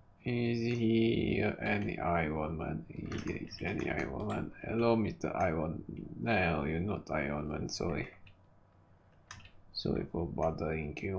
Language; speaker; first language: English; non-native, learner; Czech